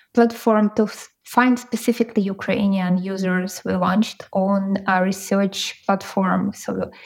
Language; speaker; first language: English; non-native, fluent; Ukrainian